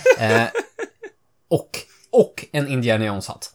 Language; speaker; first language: Swedish; native; Swedish